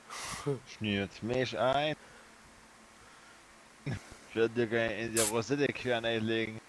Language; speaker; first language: German; native; German